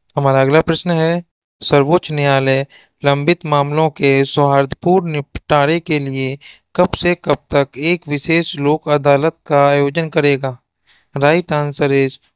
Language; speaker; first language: Hindi; native; Hindi